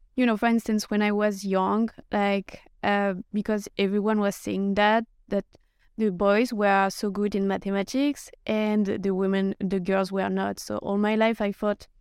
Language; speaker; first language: English; non-native, fluent; Norwegian